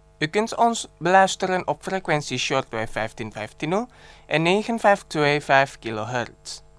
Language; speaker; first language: Dutch; non-native, fluent; Indonesian